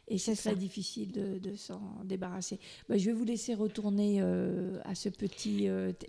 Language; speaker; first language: French; native; French